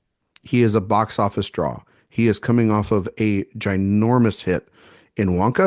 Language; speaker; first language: English; native; English